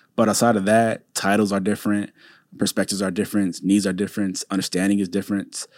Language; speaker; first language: English; native; English